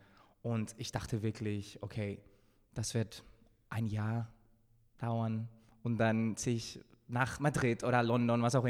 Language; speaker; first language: German; non-native, fluent; Spanish